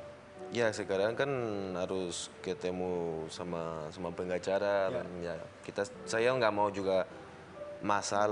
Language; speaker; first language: Indonesian; non-native, learner; Spanish